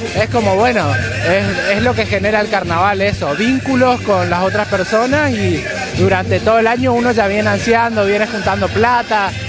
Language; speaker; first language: Spanish; native; Spanish